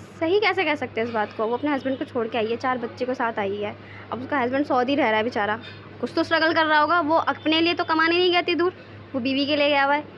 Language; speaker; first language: Hindi; native; Hindi